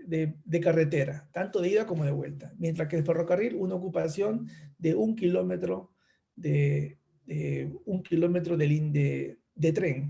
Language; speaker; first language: Spanish; native; Spanish